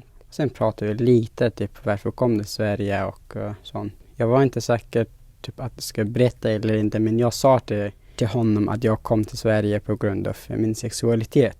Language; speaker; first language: Swedish; non-native, fluent; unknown